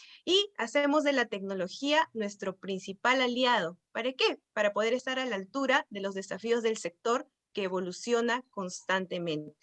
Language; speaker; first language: Spanish; native; Spanish